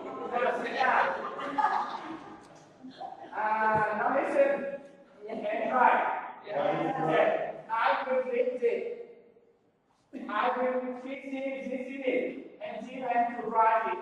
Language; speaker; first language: English; non-native, learner; Vietnamese